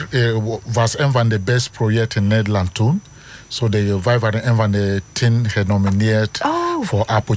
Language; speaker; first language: Dutch; non-native, fluent; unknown